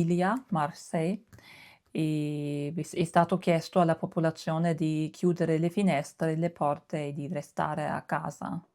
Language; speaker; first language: Italian; non-native, fluent; German